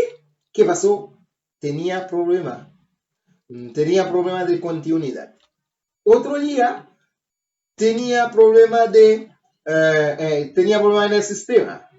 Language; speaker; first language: Spanish; non-native, learner; Haitian Creole